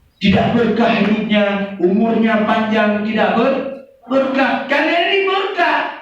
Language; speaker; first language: Indonesian; non-native, local second language; Achinese